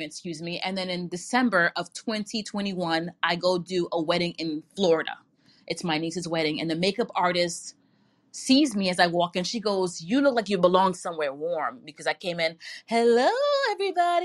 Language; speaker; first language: English; native; English